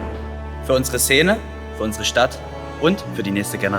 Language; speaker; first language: German; native; German